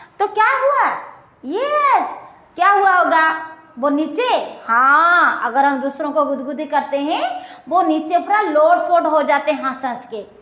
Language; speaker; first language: Hindi; non-native, local second language; Odia